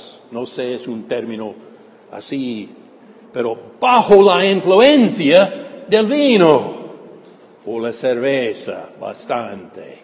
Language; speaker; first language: Spanish; non-native, fluent; English